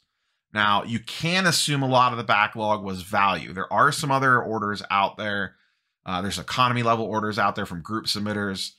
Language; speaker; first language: English; native; English